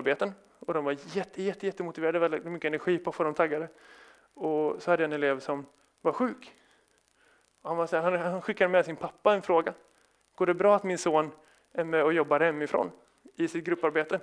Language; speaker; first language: Swedish; native; Swedish